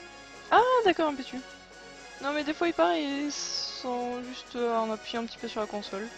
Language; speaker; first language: French; native; French